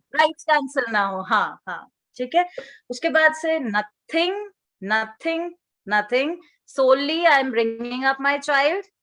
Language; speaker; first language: Hindi; native; Hindi